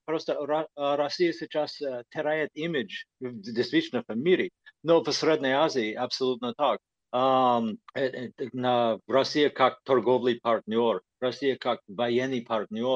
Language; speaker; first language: Russian; non-native, fluent; English